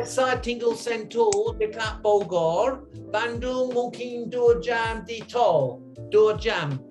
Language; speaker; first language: Indonesian; non-native, learner; English